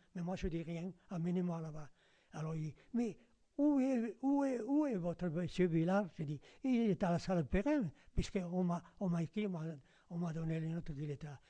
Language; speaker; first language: French; non-native, fluent; Spanish